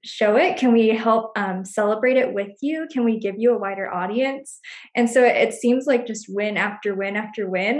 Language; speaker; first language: English; native; English